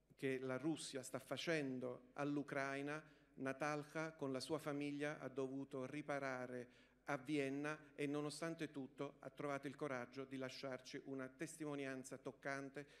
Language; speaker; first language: Italian; native; Italian